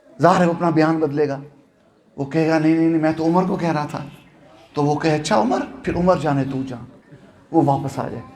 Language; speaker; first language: Urdu; non-native, local second language; Punjabi